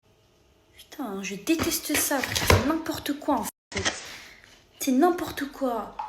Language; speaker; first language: French; native; French